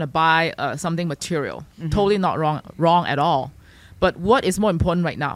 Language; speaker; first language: English; non-native, local second language; Chinese